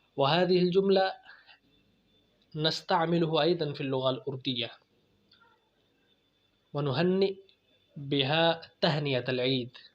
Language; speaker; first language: Arabic; non-native, fluent; Urdu